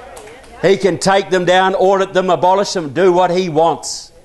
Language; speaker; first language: English; native; English